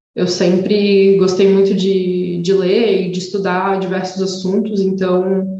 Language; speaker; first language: Portuguese; native; Portuguese